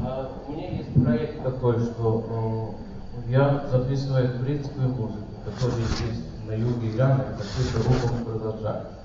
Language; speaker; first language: Russian; non-native, learner; Persian